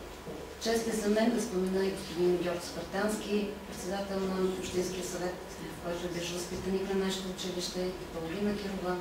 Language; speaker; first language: Bulgarian; native; Bulgarian